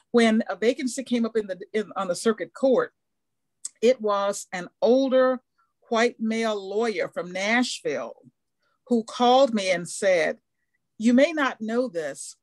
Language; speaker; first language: English; native; English